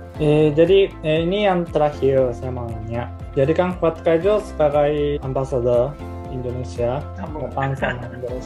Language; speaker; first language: Indonesian; non-native, learner; Japanese